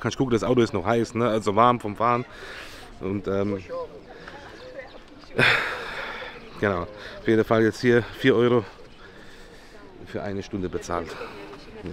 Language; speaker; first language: German; native; German